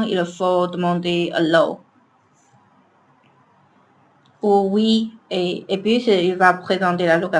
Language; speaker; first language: French; non-native, learner; Chinese